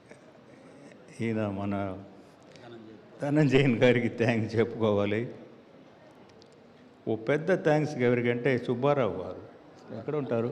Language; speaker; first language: Telugu; non-native, learner; Tamil